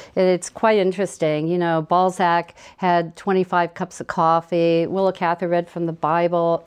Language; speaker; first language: English; native; English